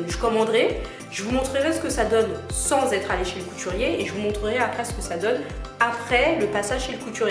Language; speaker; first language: French; native; French